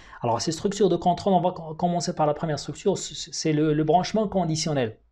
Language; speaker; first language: French; non-native, local second language; Arabic